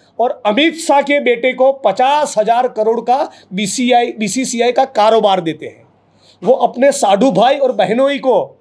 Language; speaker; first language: Hindi; non-native, local second language; Gujarati